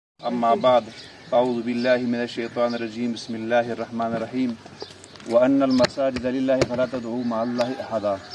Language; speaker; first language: Urdu; non-native, local second language; Pashto